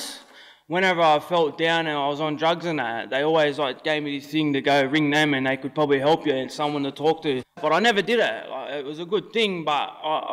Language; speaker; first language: English; native; English